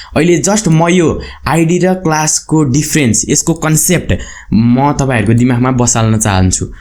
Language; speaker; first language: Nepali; non-native, local second language; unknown